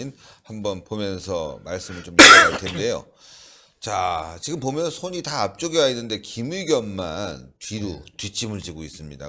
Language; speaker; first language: Korean; native; Korean